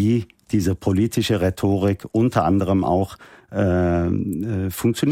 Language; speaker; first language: German; early bilingual, other home language; Turkish